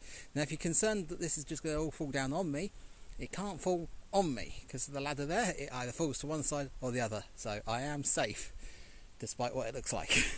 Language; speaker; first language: English; native; English